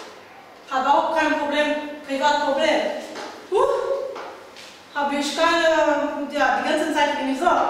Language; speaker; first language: German; non-native, learner; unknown